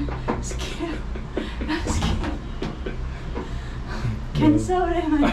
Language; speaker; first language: English; non-native, learner; Thai